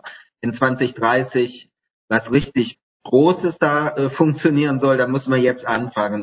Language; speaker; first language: German; native; German